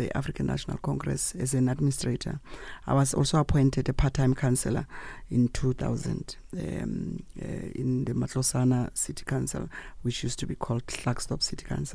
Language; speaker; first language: English; non-native, local second language; Tswana